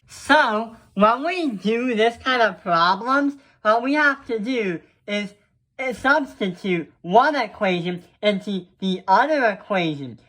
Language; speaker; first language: English; native; English